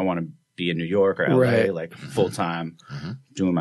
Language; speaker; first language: English; native; English